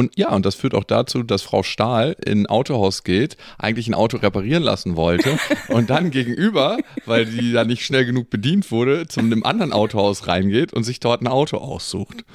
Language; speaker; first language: German; native; German